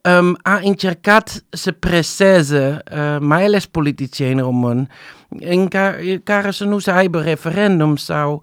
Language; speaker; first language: Romanian; non-native, fluent; Dutch